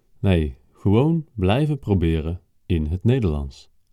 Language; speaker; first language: Dutch; native; Dutch